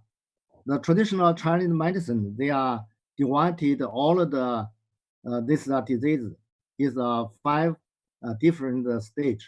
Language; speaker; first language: English; non-native, learner; Chinese